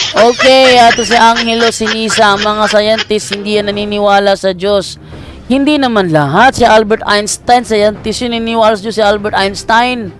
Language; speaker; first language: Filipino; non-native, local second language; Cebuano